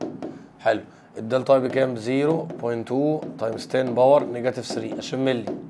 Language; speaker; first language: Arabic; native; Arabic